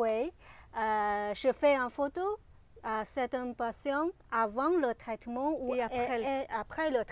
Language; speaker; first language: French; non-native, learner; Chinese